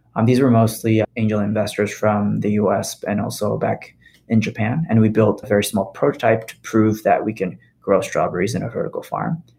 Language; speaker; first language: English; non-native, fluent; Japanese